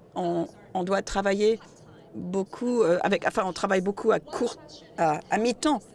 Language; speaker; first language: French; non-native, fluent; Cantonese